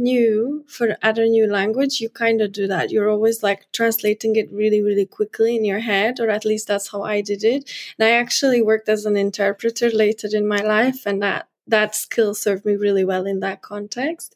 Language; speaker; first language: English; non-native, fluent; Hungarian